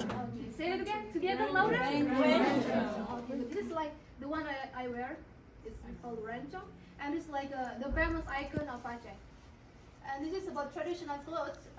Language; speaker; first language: English; non-native, local second language; Indonesian